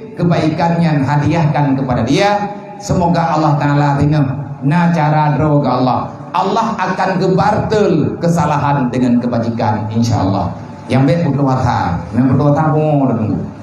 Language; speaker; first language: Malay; non-native, local second language; Achinese